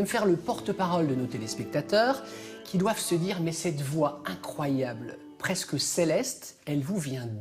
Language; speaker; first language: French; native; French